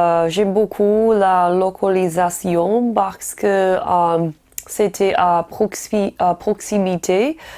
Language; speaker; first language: French; non-native, learner; Chinese